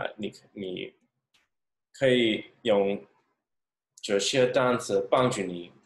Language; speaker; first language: Chinese; non-native, learner; English